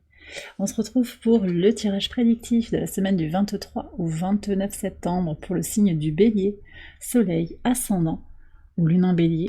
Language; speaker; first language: French; native; French